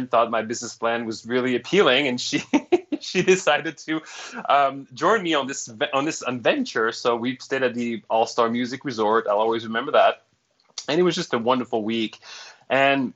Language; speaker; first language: English; non-native, fluent; French